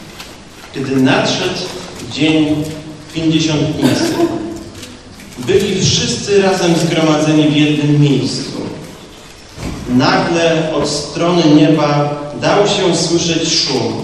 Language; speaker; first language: Polish; native; Polish